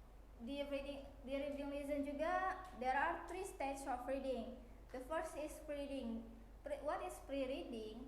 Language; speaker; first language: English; non-native, learner; Indonesian